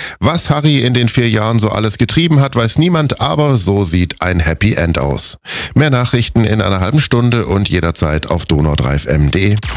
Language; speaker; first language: German; early bilingual, other home language; Italian